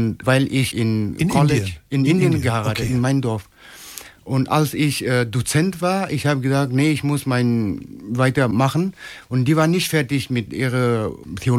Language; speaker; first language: German; non-native, learner; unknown